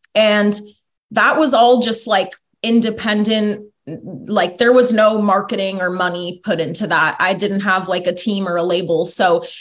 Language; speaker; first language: English; native; English